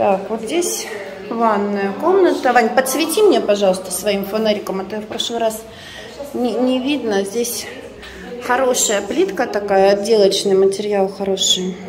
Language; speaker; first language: Russian; native; Russian